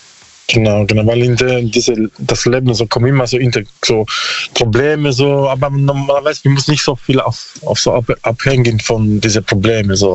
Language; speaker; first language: German; non-native, learner; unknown